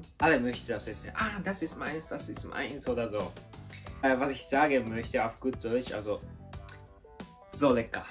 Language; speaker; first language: German; non-native, learner; Japanese